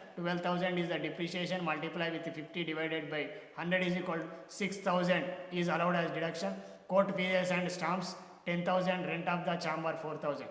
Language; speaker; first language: English; non-native, local second language; Telugu